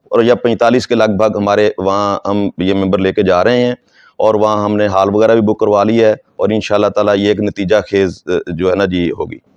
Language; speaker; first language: Urdu; non-native, local second language; Saraiki